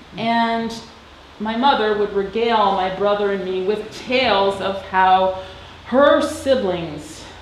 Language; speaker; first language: English; native; English